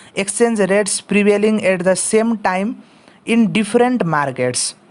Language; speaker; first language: English; non-native, local second language; Nepali